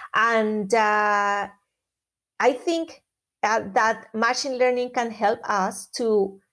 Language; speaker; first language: English; non-native, fluent; Spanish